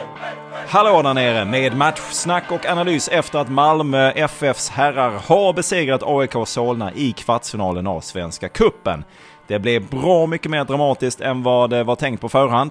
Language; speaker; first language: Swedish; native; Swedish